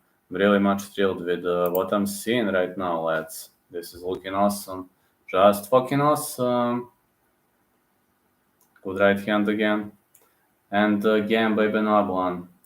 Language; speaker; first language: English; non-native, fluent; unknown